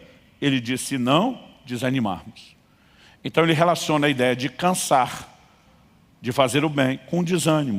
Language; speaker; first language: Portuguese; native; Portuguese